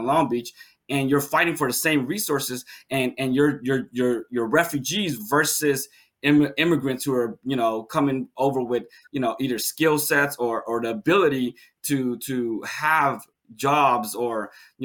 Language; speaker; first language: English; native; English